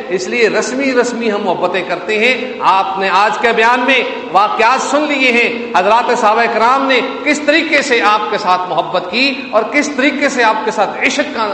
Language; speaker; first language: Urdu; native; Urdu